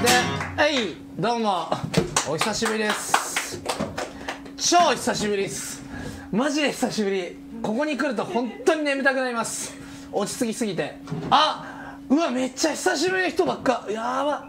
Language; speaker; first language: Japanese; native; Japanese